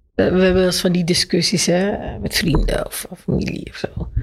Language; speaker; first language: Dutch; native; Dutch